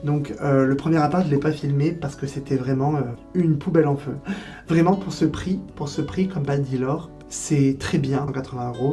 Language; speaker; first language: French; native; French